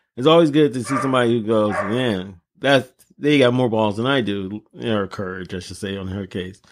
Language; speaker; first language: English; native; English